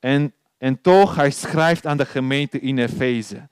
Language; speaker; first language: Dutch; non-native, learner; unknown